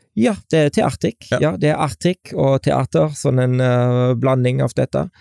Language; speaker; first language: Norwegian; non-native, fluent; German